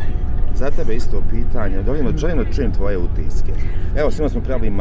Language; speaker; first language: Bosnian; native; Bosnian